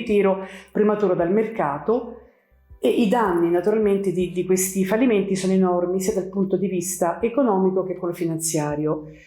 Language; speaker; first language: Italian; native; Italian